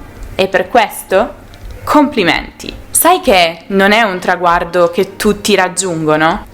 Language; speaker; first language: Italian; native; Italian